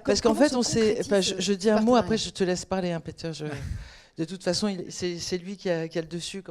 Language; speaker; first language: French; native; French